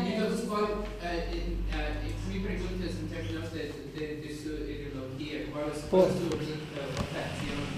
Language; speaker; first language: Spanish; non-native, fluent; English